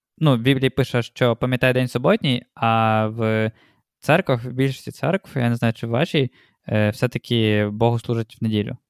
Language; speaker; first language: Ukrainian; non-native, local second language; Russian